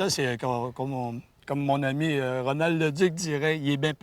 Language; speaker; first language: French; native; French